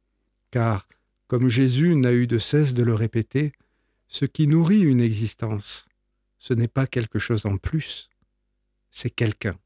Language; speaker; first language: French; native; French